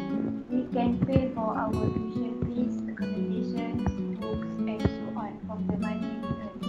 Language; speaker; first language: English; non-native, learner; Malay